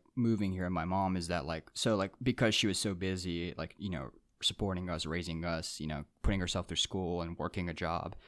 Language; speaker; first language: English; early bilingual, other home language; Japanese